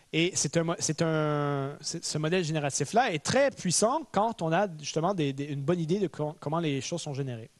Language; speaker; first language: French; native; French